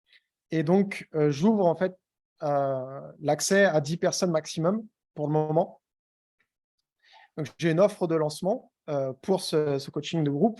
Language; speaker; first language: French; native; French